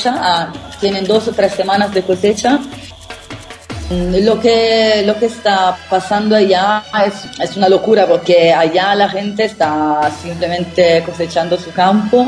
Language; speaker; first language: Spanish; non-native, fluent; Italian